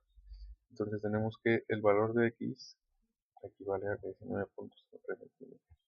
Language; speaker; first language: Spanish; native; Spanish